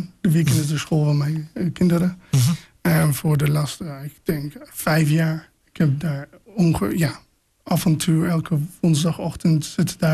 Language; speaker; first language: Dutch; non-native, fluent; English